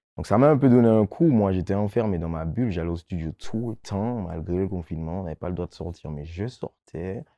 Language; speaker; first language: French; non-native, local second language; Guadeloupean Creole French